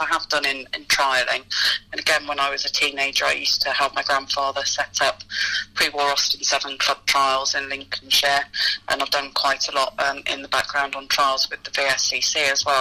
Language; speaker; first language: English; native; English